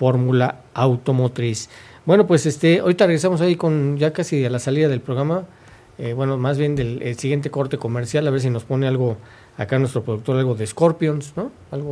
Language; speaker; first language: Spanish; native; Spanish